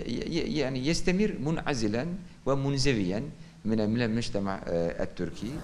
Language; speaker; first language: Arabic; non-native, fluent; Turkish